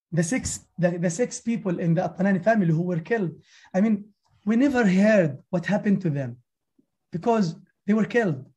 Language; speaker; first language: English; non-native, fluent; Arabic